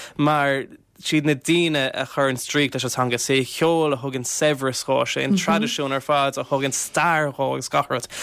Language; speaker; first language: Irish; non-native, local second language; English